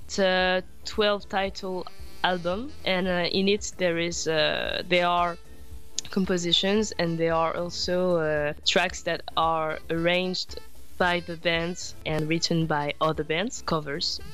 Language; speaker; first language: English; non-native, fluent; French